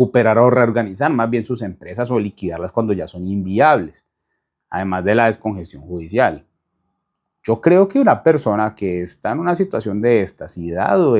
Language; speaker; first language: Spanish; native; Spanish